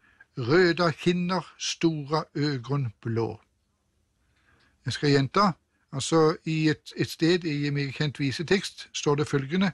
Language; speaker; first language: Norwegian; native; Norwegian